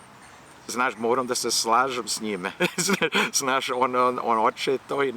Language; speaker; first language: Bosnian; early bilingual, heritage; Serbian